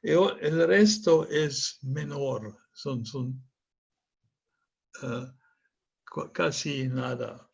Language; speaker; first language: Spanish; non-native, fluent; German